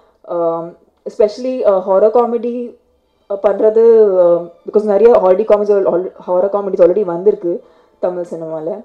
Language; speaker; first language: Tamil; non-native, fluent; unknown